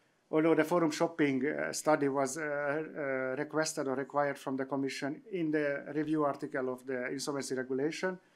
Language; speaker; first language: English; non-native, fluent; Hungarian